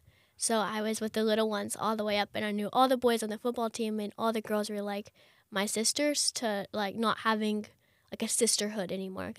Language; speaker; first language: English; native; English